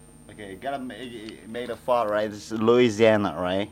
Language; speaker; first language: English; non-native, fluent; Chinese